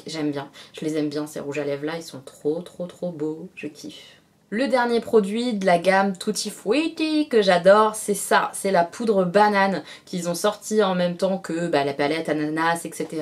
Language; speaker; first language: French; native; French